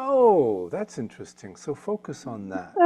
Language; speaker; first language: English; native; English